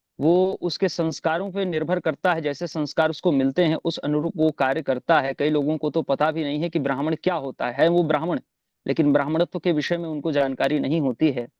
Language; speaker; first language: Hindi; native; Hindi